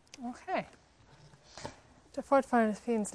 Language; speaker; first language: Swedish; non-native, fluent; English